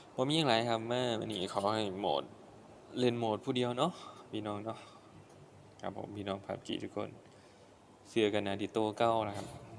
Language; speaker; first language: Thai; non-native, local second language; Northeastern Thai